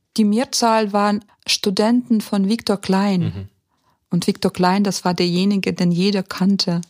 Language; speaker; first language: German; early bilingual, heritage; German